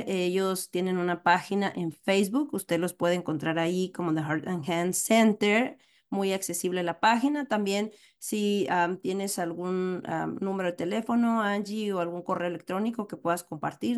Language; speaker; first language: Spanish; native; Spanish